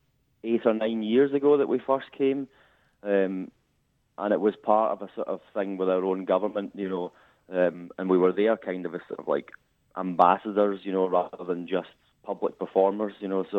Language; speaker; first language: English; native; English